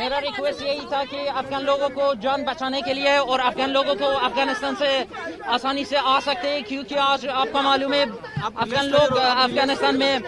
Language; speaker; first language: Hindi; non-native, fluent; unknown